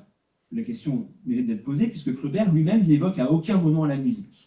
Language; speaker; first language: French; native; French